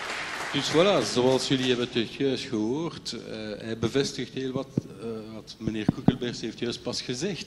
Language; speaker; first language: Dutch; non-native, local second language; French